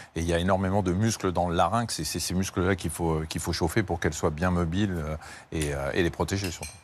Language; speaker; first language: French; native; French